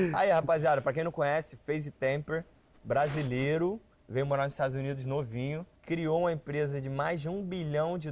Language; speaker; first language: Portuguese; native; Portuguese